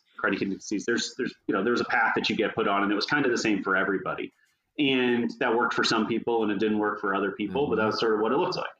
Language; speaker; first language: English; native; English